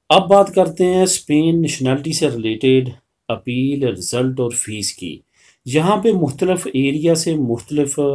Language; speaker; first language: Urdu; native; Urdu